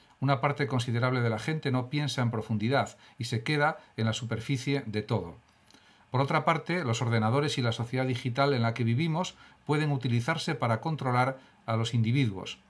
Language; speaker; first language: Spanish; native; Spanish